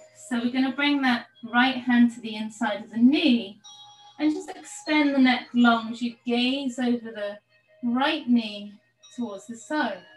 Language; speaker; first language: English; native; English